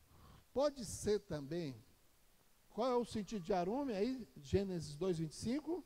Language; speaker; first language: Portuguese; native; Portuguese